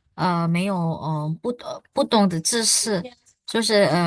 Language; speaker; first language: Chinese; non-native, fluent; Indonesian